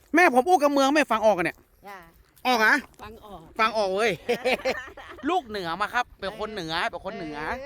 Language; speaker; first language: Thai; native; Thai